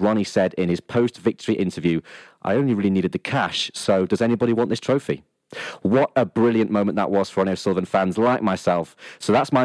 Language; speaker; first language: English; native; English